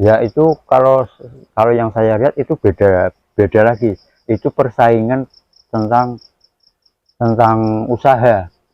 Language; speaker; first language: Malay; non-native, local second language; Javanese